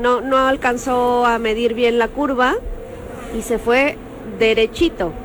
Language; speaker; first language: Spanish; native; Spanish